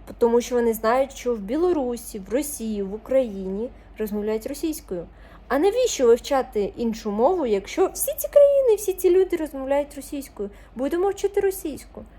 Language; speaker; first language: Ukrainian; non-native, local second language; Russian